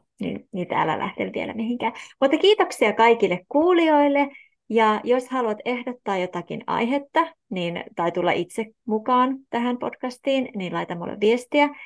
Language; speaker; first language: Finnish; native; Finnish